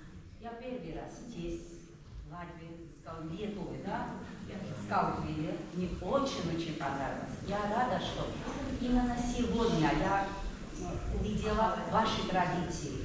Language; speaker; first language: Russian; non-native, fluent; Georgian